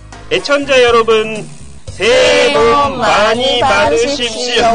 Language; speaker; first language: Korean; non-native, fluent; Japanese